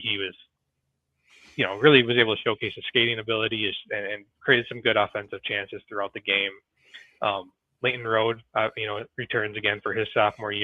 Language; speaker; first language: English; native; English